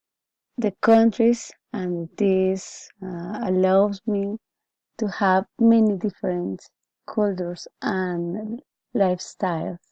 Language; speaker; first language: English; non-native, learner; Spanish